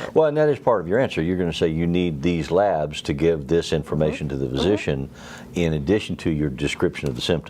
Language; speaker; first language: English; native; English